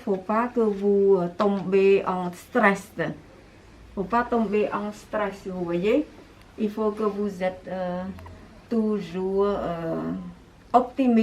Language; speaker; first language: French; non-native, fluent; Khmer